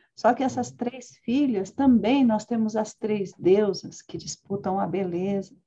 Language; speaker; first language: Portuguese; early bilingual, other home language; Spanish